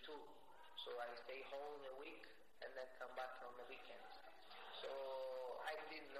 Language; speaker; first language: English; non-native, learner; Portuguese